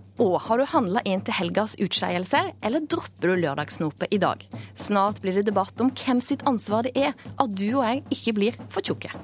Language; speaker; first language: Norwegian; native; Norwegian